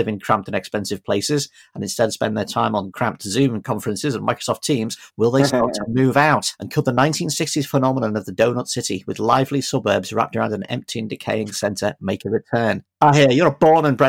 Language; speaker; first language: English; native; English